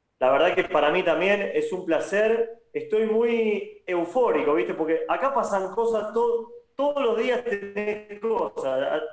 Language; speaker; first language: Spanish; native; Spanish